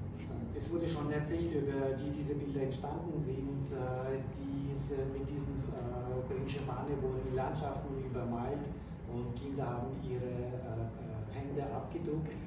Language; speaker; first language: German; non-native, fluent; Ukrainian